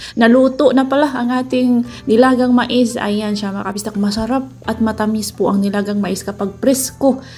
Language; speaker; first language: Filipino; non-native, local second language; Cebuano